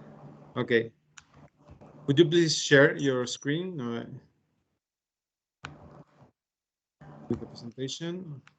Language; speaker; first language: English; non-native, fluent; Spanish